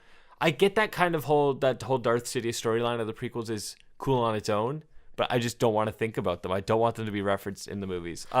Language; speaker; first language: English; native; English